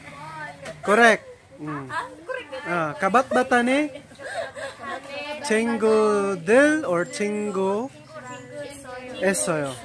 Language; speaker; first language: Korean; non-native, learner; Cebuano